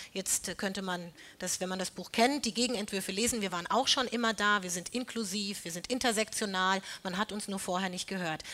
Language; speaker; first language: German; native; German